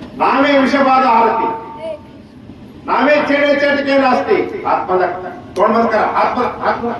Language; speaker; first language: Marathi; non-native, local second language; Kannada